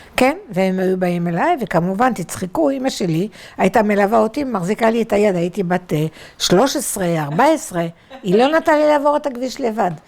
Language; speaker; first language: Hebrew; non-native, fluent; French